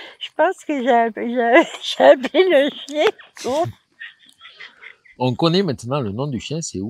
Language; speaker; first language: French; native; French